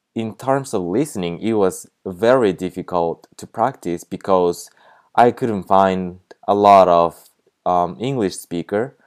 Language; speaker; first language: English; non-native, fluent; Japanese